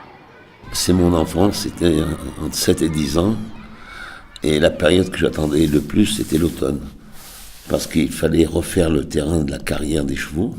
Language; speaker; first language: French; native; French